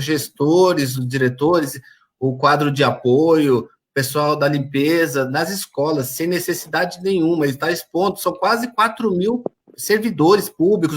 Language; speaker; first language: Portuguese; native; Portuguese